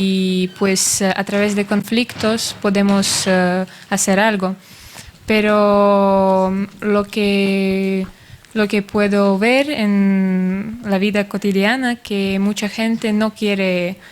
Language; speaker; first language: Spanish; non-native, fluent; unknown